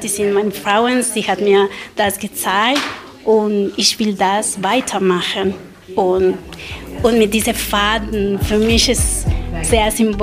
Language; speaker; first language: German; non-native, learner; Spanish